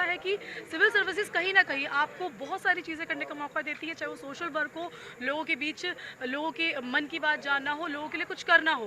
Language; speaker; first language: Hindi; native; Hindi